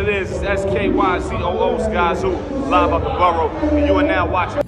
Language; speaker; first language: English; native; English